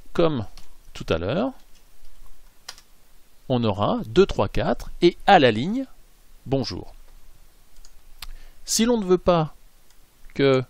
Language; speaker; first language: French; native; French